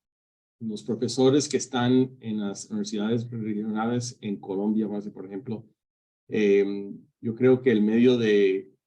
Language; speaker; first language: Spanish; early bilingual, heritage; Spanish